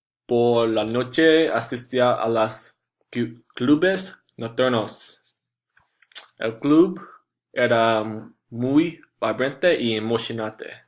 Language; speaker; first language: Spanish; non-native, learner; English